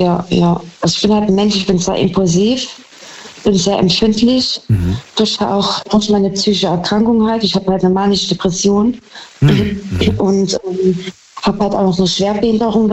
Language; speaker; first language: German; native; German